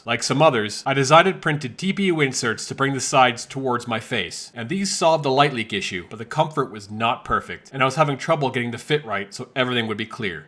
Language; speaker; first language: English; native; English